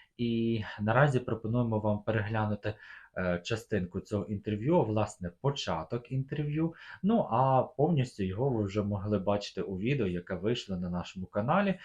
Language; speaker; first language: Ukrainian; native; Ukrainian